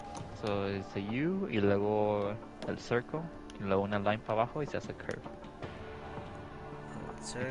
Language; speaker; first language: Spanish; early bilingual, other home language; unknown